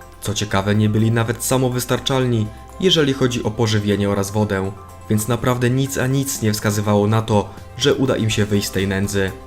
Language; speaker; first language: Polish; native; Polish